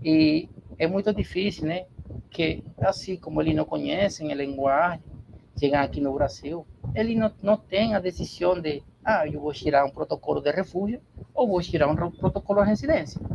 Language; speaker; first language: Portuguese; non-native, learner; Spanish